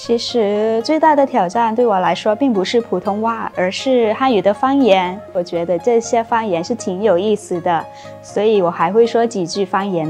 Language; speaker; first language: Chinese; non-native, fluent; Thai